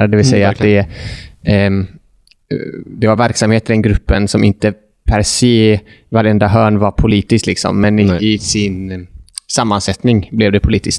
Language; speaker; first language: Swedish; native; Swedish